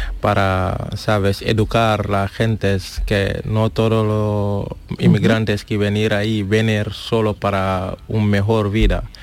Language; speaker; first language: Spanish; non-native, learner; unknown